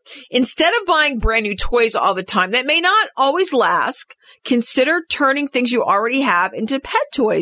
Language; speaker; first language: English; native; English